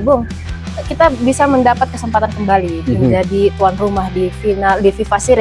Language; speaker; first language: Indonesian; native; Indonesian